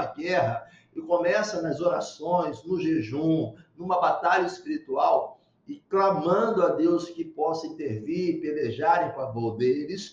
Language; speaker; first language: Portuguese; native; Portuguese